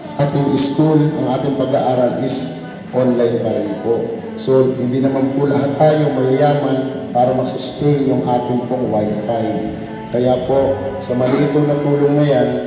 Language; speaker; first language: Filipino; native; Filipino